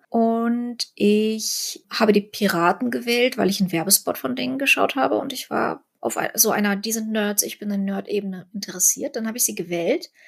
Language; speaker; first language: German; early bilingual, other home language; Russian